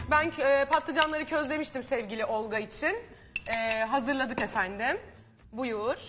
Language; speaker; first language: Turkish; native; Turkish